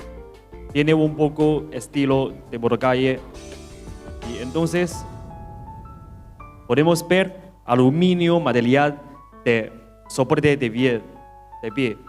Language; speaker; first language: Spanish; non-native, learner; Chinese